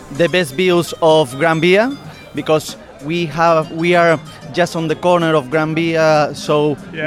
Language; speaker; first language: English; non-native, fluent; Spanish